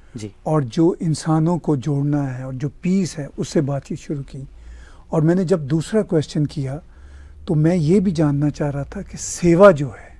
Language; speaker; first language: Urdu; native; Urdu